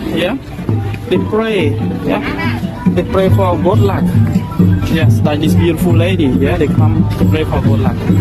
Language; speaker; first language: English; non-native, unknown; Khmer